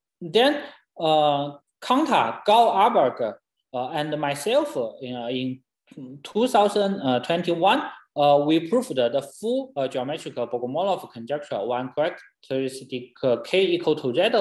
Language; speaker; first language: English; non-native, fluent; Chinese